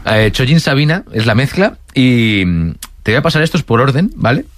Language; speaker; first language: Spanish; native; Spanish